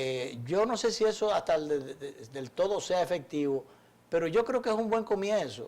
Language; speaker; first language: Spanish; native; Spanish